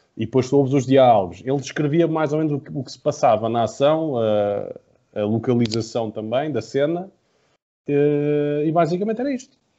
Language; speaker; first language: Portuguese; native; Portuguese